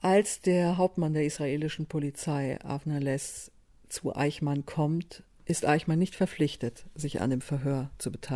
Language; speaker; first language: German; native; German